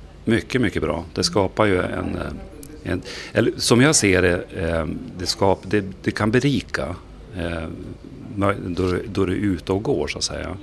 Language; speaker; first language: Swedish; native; Swedish